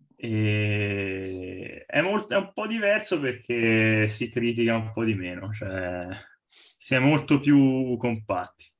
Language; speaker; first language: Italian; native; Italian